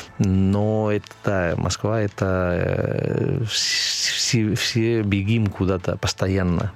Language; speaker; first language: Russian; non-native, fluent; Spanish